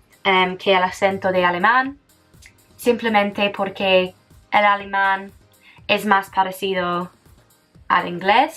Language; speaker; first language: Spanish; non-native, fluent; English